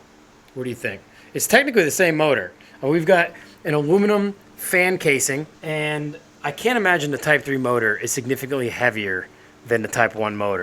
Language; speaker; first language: English; native; English